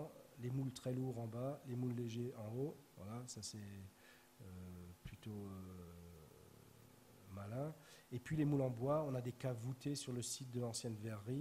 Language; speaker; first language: French; native; French